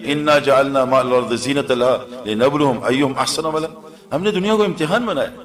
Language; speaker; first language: Urdu; native; Urdu